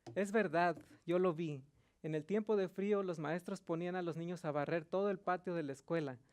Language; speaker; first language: Spanish; early bilingual, heritage; Spanish